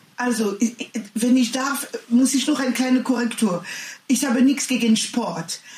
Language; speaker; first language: German; non-native, learner; French